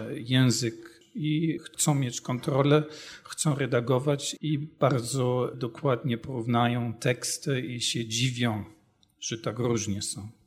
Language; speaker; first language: Polish; non-native, fluent; German